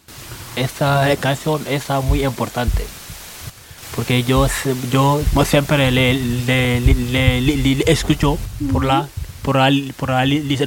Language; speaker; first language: Spanish; non-native, learner; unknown